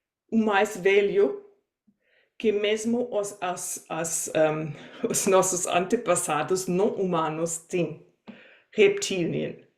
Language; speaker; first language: Portuguese; non-native, fluent; German